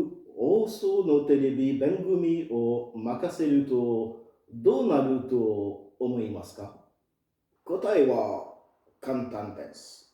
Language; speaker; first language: Japanese; non-native, fluent; French